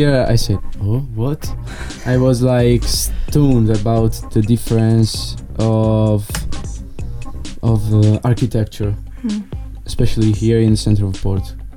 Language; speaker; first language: English; non-native, learner; Italian